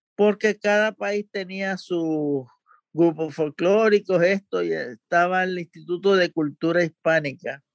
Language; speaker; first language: Spanish; native; Spanish